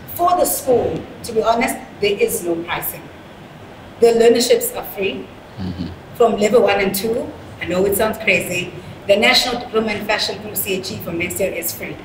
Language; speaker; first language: English; non-native, local second language; Zulu